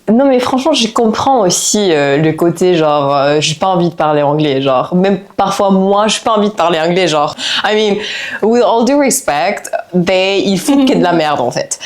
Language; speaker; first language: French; non-native, fluent; Spanish